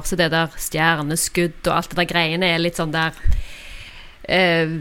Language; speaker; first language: Norwegian; native; Norwegian